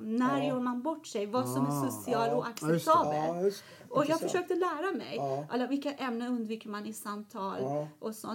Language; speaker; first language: Swedish; non-native, fluent; Persian